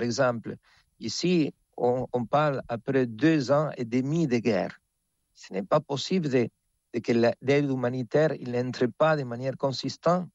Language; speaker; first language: French; non-native, fluent; Spanish